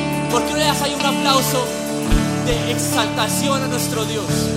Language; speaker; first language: Spanish; native; Spanish